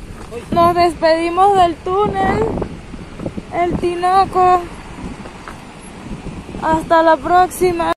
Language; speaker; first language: Spanish; native; Spanish